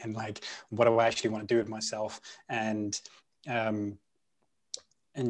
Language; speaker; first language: English; non-native, local second language; Punjabi